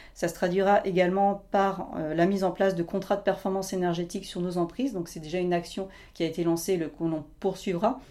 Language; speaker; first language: French; native; French